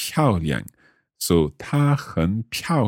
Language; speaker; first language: Chinese; non-native, learner; English